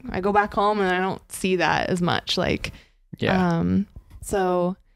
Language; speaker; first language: English; native; English